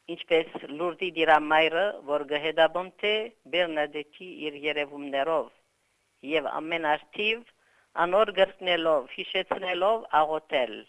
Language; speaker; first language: Armenian; native; Armenian